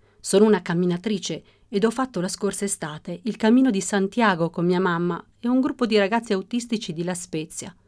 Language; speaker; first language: Italian; early bilingual, other home language; Russian